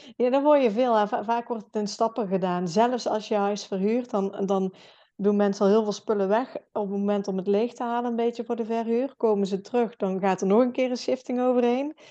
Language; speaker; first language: Dutch; native; Dutch